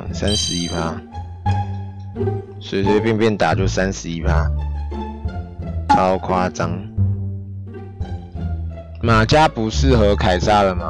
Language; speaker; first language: Chinese; native; Chinese